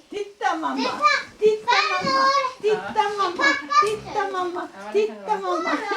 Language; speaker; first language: Swedish; early bilingual, other home language; Estonian